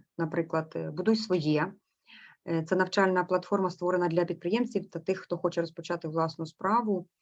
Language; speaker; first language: Ukrainian; native; Ukrainian